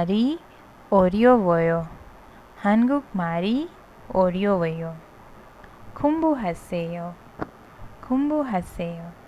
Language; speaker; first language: Korean; non-native, fluent; Hindi